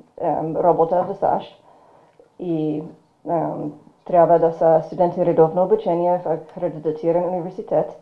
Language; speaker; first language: Bulgarian; non-native, fluent; English